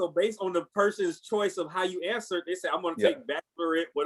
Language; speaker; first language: English; native; English